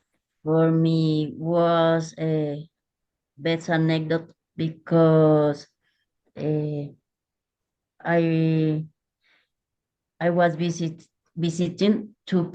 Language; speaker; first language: English; non-native, learner; Spanish